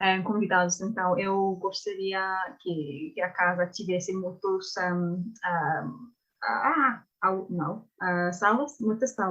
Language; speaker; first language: Portuguese; non-native, learner; English